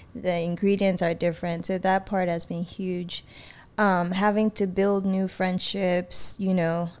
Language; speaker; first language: English; native; English